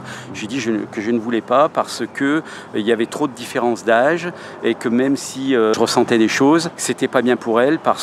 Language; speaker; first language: French; native; French